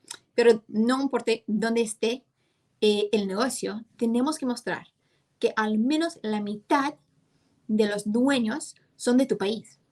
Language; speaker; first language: Spanish; non-native, fluent; English